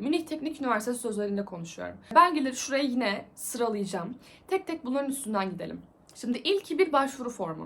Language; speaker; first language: Turkish; native; Turkish